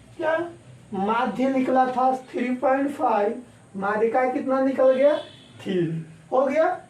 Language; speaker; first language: Hindi; native; Hindi